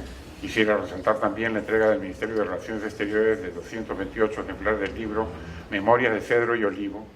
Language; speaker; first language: Spanish; native; Spanish